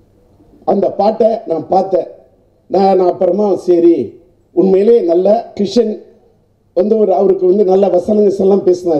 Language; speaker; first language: Tamil; native; Tamil